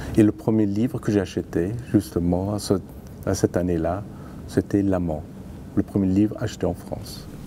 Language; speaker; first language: French; non-native, fluent; Persian